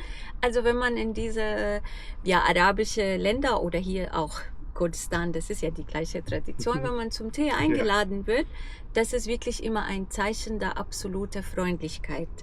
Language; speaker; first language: German; non-native, fluent; Arabic